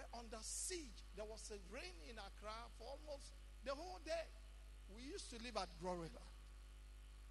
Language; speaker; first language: English; non-native, local second language; Akan